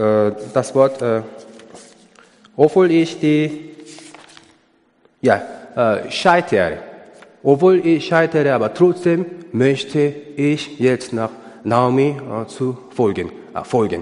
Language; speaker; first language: German; non-native, learner; Korean